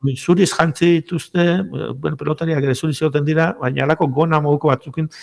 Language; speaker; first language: Basque; native; Basque